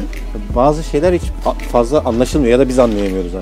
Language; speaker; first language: Turkish; native; Turkish